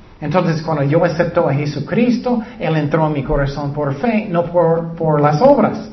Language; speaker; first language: Spanish; non-native, learner; English